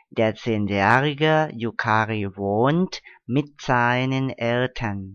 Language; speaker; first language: German; non-native, fluent; Thai